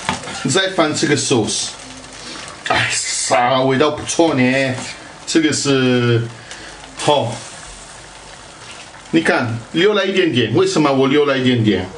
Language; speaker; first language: Chinese; non-native, fluent; Italian